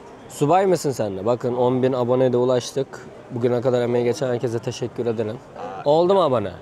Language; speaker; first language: Turkish; native; Turkish